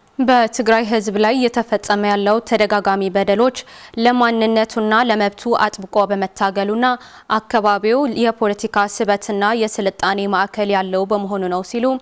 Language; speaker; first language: Amharic; non-native, local second language; Tigrinya